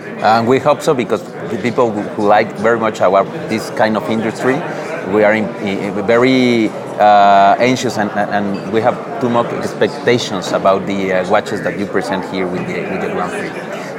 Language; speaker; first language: English; non-native, learner; Spanish